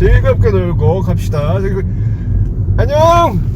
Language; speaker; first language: Korean; native; Korean